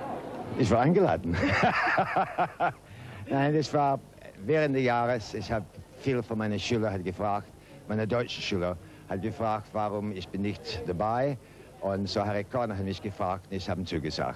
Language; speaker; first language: German; non-native, learner; English